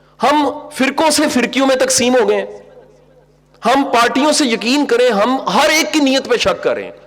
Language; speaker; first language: Urdu; non-native, local second language; Punjabi